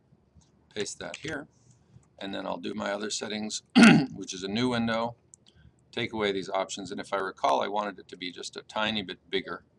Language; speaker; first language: English; native; English